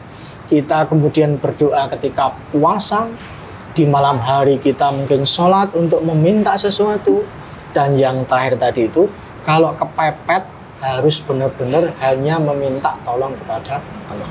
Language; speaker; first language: Indonesian; native; Indonesian